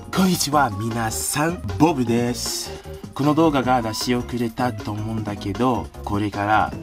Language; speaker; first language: Japanese; non-native, fluent; English